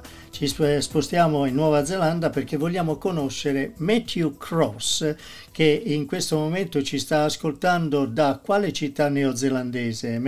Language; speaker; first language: Italian; native; Italian